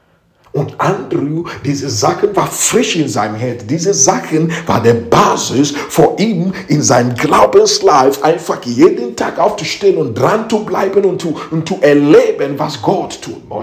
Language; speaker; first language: German; non-native, fluent; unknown